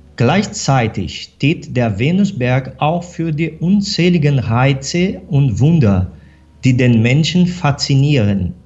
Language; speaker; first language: German; non-native, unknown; Portuguese